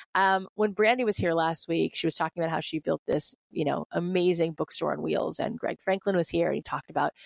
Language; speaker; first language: English; native; English